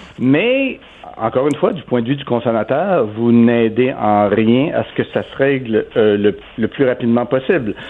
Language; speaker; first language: French; native; French